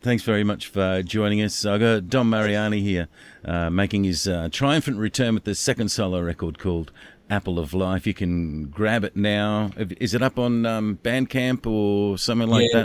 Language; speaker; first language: English; native; English